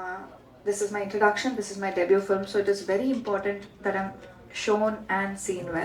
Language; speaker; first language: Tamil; non-native, learner; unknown